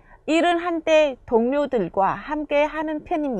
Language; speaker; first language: Korean; non-native, fluent; Vietnamese